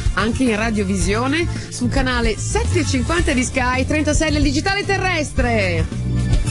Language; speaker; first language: Italian; native; Italian